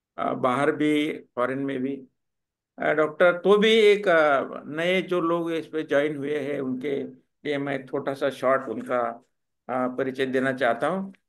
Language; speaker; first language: Hindi; non-native, local second language; Marathi